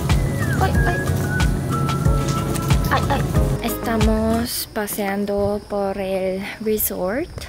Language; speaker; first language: Spanish; non-native, fluent; Korean